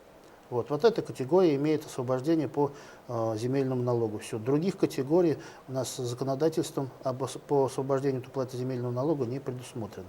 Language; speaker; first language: Russian; native; Russian